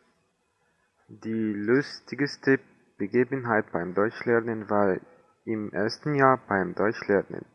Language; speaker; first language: German; non-native, learner; Arabic